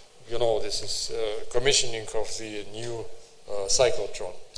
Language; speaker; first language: English; non-native, fluent; Russian